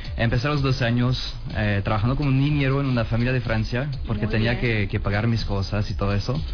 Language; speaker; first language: Spanish; non-native, fluent; French